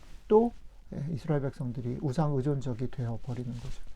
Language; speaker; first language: Korean; native; Korean